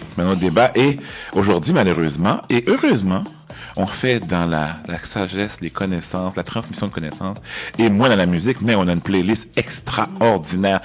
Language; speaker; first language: French; native; French